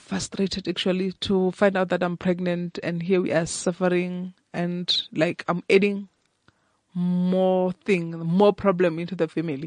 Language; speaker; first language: English; non-native, local second language; Northern Sotho